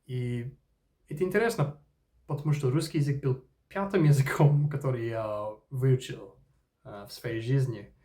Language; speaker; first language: Russian; non-native, fluent; English